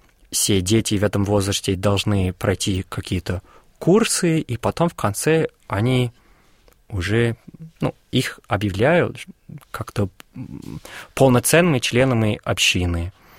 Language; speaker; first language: Russian; non-native, fluent; English